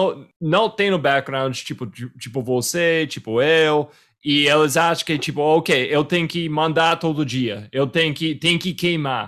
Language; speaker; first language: Portuguese; non-native, fluent; English